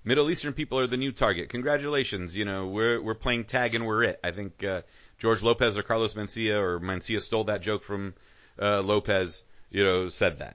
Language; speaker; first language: English; native; English